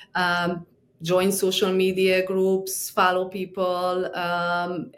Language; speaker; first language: English; non-native, fluent; Romanian